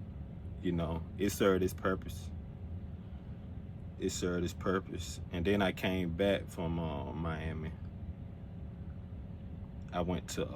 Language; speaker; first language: English; native; English